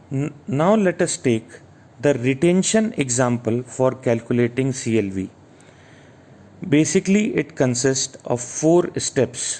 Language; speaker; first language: English; non-native, local second language; Hindi